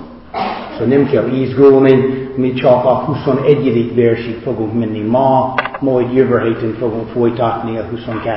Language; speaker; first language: Hungarian; non-native, fluent; English